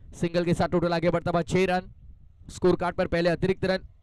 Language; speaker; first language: Hindi; non-native, local second language; Marathi